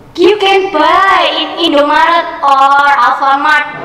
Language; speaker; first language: English; non-native, learner; Indonesian